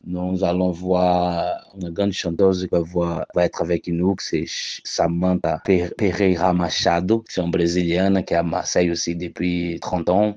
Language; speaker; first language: French; non-native, fluent; Portuguese